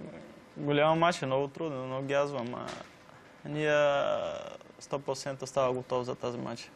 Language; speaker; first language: Bulgarian; non-native, learner; Portuguese